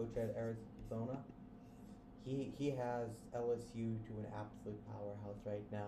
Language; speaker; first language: English; native; English